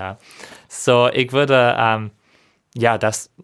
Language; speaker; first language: German; non-native, learner; English